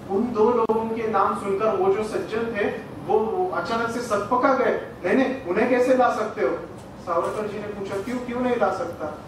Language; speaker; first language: Hindi; non-native, local second language; Marathi